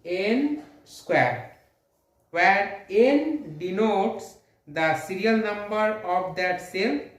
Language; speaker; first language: English; non-native, local second language; Hindi